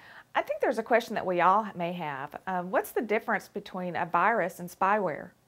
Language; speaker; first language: English; native; English